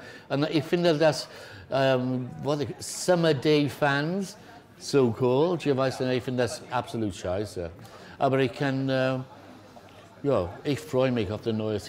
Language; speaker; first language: German; non-native, learner; English